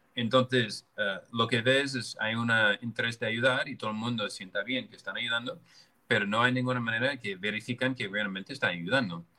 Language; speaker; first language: Spanish; non-native, fluent; English